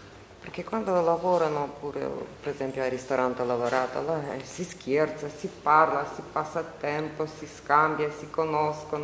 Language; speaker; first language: Italian; non-native, learner; Ukrainian